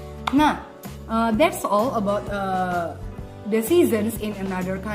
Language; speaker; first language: English; non-native, fluent; Indonesian